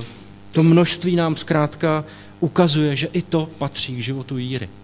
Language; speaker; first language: Czech; native; Czech